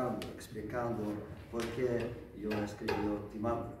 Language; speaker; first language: Spanish; non-native, learner; Greek